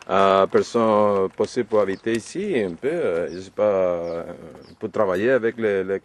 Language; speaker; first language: French; non-native, learner; Spanish